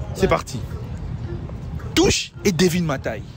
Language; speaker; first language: French; native; French